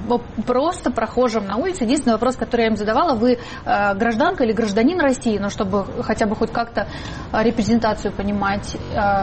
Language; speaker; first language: Russian; native; Russian